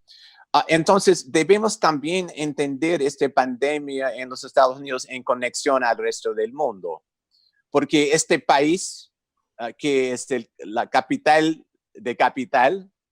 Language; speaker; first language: Spanish; non-native, fluent; English